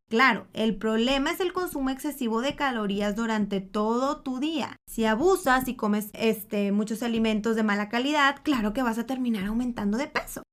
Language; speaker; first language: Spanish; native; Spanish